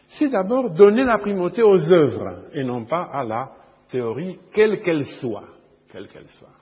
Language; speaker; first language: French; non-native, fluent; Romanian